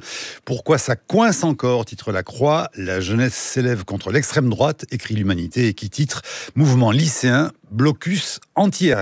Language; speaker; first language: French; native; French